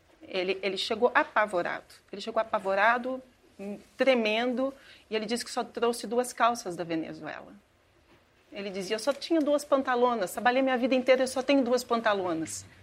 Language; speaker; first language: Portuguese; native; Portuguese